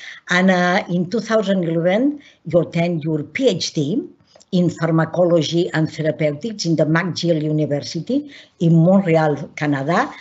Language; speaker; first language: English; non-native, learner; Catalan